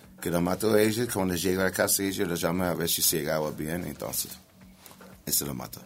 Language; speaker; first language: Spanish; non-native, learner; English